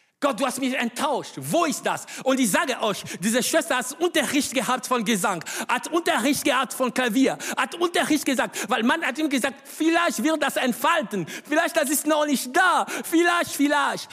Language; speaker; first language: German; non-native, fluent; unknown